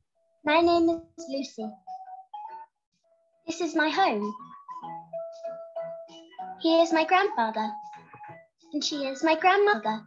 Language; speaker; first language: English; non-native, learner; Spanish